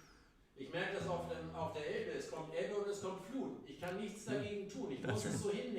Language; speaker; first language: German; native; German